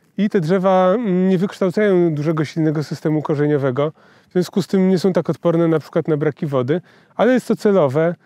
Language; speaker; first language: Polish; native; Polish